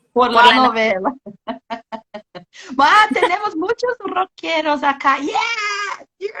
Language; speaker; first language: Spanish; non-native, learner; Portuguese